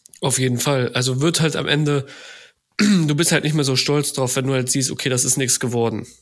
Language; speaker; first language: German; native; German